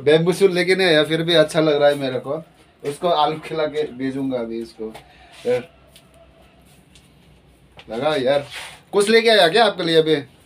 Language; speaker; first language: Hindi; non-native, local second language; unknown